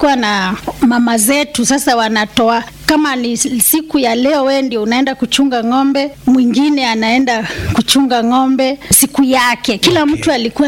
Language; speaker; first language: Swahili; non-native, local second language; Kamba